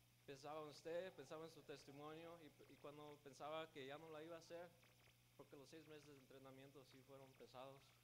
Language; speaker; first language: Spanish; early bilingual, heritage; Spanish